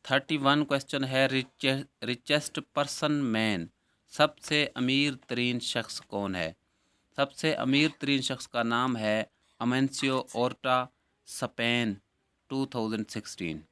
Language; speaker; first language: Urdu; native; Urdu